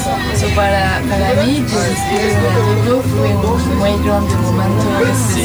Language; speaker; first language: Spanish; non-native, learner; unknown